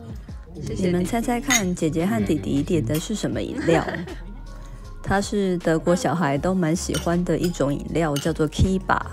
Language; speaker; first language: Chinese; native; Chinese